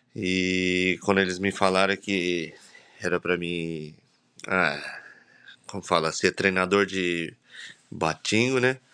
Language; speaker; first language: Portuguese; native; Portuguese